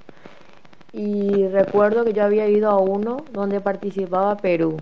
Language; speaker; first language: Spanish; native; Spanish